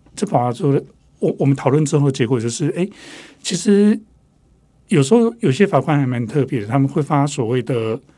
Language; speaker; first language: Chinese; non-native, local second language; Min Nan Chinese